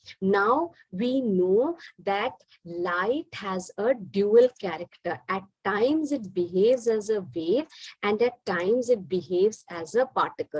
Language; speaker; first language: English; non-native, local second language; Hindi